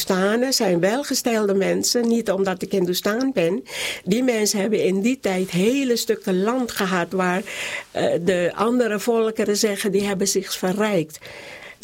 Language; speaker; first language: Dutch; non-native, local second language; Caribbean Hindustani